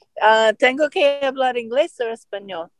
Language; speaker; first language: Spanish; non-native, learner; English